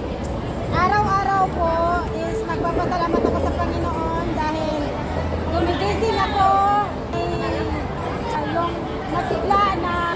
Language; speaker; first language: Filipino; non-native, local second language; Cebuano